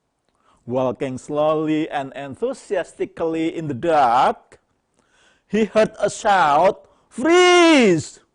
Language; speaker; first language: English; non-native, fluent; Indonesian